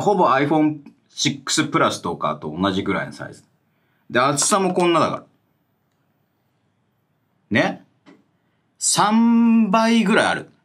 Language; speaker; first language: Japanese; native; Japanese